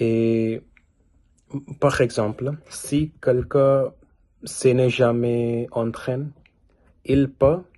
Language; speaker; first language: French; non-native, learner; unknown